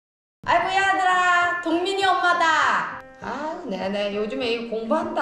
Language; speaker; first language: Korean; native; Korean